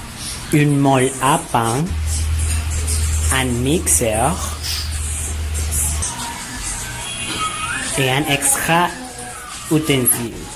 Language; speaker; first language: French; non-native, learner; Spanish